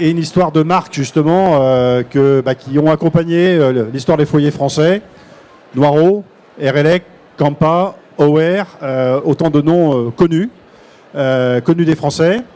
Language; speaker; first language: French; native; French